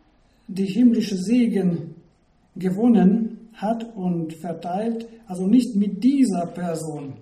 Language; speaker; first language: German; non-native, fluent; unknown